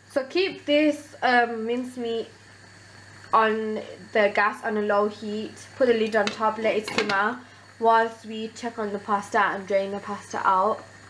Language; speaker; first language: English; early bilingual, other home language; Hindi